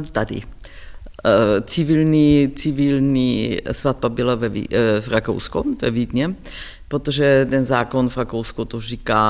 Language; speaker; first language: Czech; non-native, learner; German